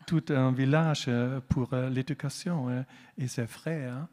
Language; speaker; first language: French; non-native, learner; German